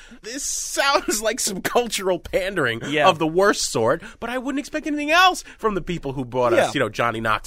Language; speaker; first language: English; native; English